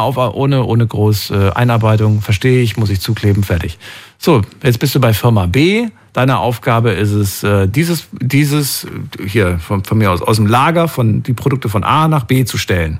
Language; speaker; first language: German; native; German